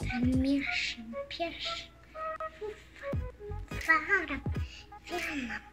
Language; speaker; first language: Russian; early bilingual, heritage; Russian